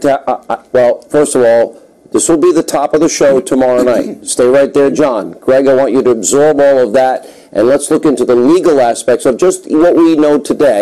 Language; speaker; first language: English; native; English